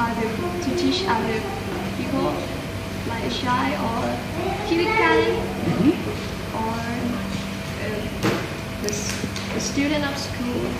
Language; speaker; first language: English; non-native, learner; Thai